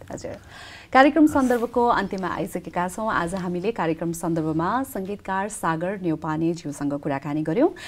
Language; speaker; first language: Nepali; native; Nepali